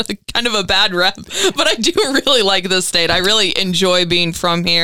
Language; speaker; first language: English; native; English